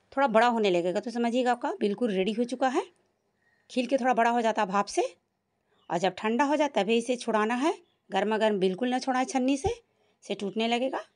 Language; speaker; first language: Hindi; native; Hindi